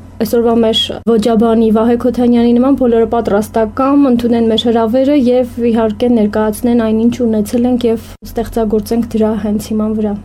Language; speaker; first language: Armenian; native; Armenian